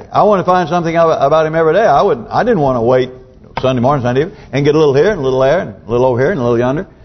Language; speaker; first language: English; native; English